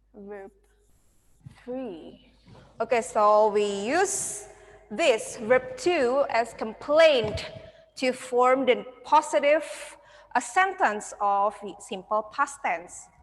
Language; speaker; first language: English; non-native, fluent; Indonesian